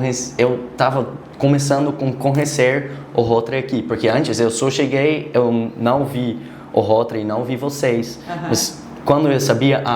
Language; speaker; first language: Portuguese; non-native, learner; Dutch